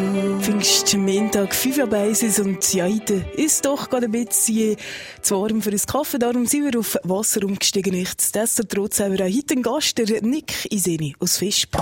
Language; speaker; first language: German; native; German